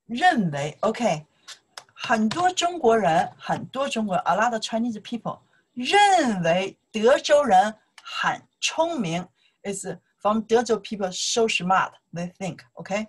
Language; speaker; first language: English; non-native, learner; Chinese